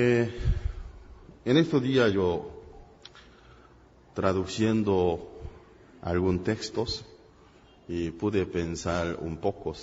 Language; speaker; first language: Spanish; non-native, fluent; Korean